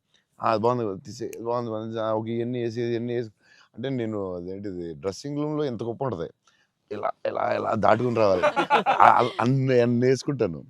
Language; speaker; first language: Telugu; native; Telugu